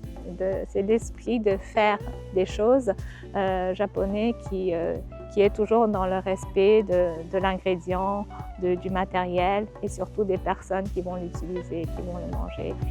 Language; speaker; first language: French; non-native, fluent; Japanese